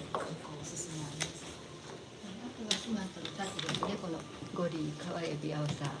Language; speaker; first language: Japanese; native; Japanese